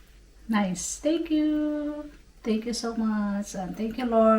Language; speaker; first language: English; non-native, learner; Cebuano